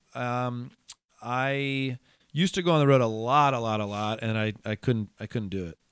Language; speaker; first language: English; native; English